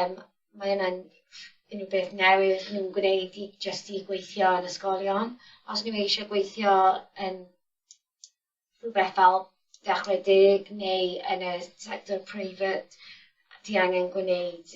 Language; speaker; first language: Welsh; non-native, local second language; English